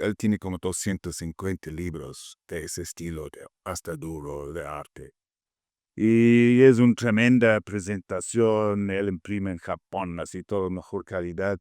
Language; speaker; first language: Spanish; non-native, fluent; English